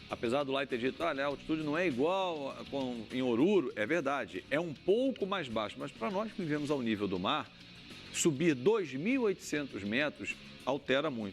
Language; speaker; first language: Portuguese; native; Portuguese